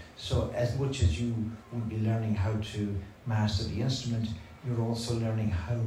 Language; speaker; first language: English; native; English